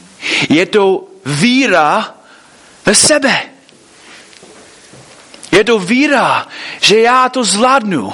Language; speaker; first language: Czech; non-native, fluent; English